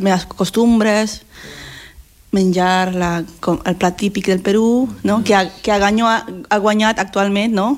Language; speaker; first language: Catalan; non-native, learner; Spanish